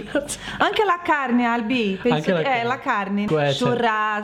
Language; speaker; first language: Italian; non-native, learner; Portuguese